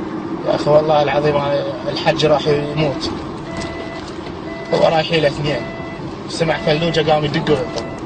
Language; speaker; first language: Arabic; native; Arabic